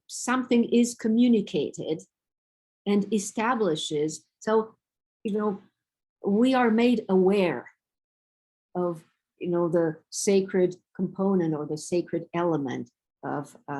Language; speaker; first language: English; non-native, fluent; Romanian